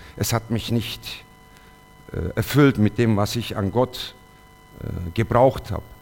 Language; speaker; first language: German; early bilingual, other home language; Turkish